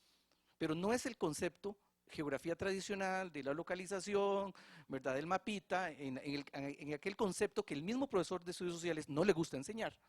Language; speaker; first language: Spanish; native; Spanish